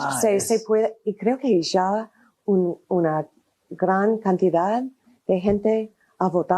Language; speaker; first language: Spanish; non-native, fluent; English